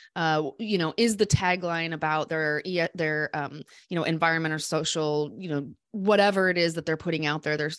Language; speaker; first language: English; native; English